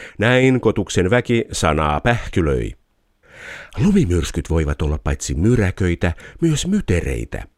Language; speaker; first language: Finnish; native; Finnish